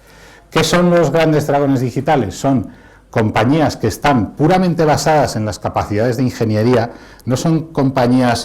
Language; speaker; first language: Spanish; native; Spanish